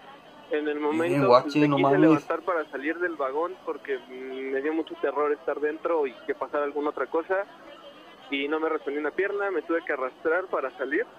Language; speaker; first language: Spanish; native; Spanish